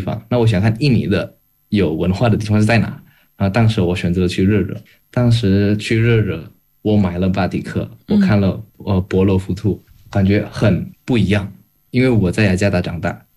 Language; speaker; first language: Chinese; non-native, fluent; Indonesian